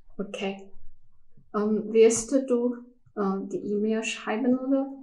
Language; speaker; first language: German; non-native, learner; Chinese